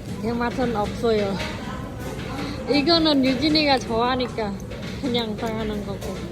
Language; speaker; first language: Korean; non-native, fluent; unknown